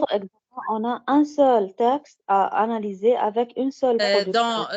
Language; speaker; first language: French; non-native, learner; Arabic